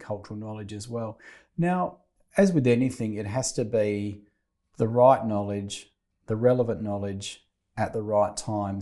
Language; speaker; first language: English; native; English